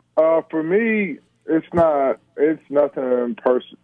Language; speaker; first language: English; native; English